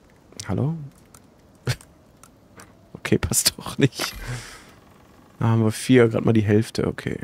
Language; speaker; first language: German; native; German